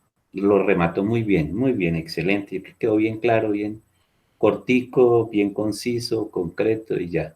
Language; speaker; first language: Spanish; native; Spanish